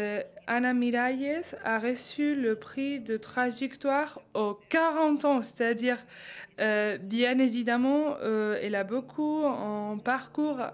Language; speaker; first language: French; non-native, fluent; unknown